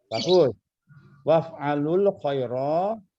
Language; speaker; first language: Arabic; non-native, fluent; Indonesian